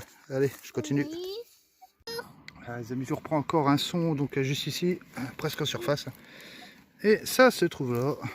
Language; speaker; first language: French; native; French